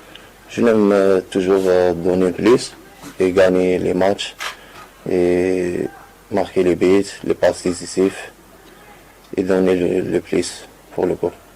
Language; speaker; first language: French; non-native, learner; Arabic